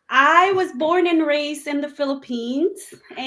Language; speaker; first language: English; non-native, local second language; Filipino